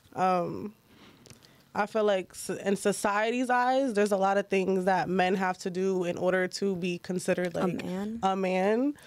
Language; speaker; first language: English; native; English